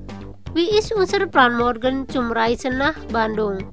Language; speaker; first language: German; non-native, learner; Indonesian